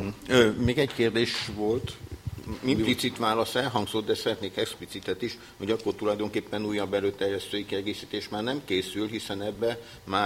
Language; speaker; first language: Hungarian; native; Hungarian